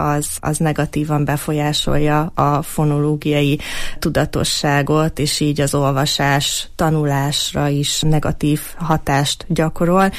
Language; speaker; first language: Hungarian; native; Hungarian